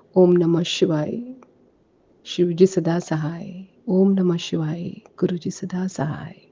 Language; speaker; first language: Hindi; non-native, learner; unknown